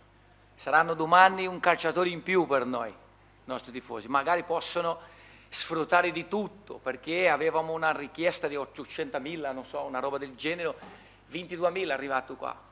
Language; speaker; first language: Italian; non-native, fluent; Portuguese